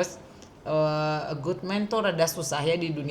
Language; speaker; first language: Indonesian; native; Indonesian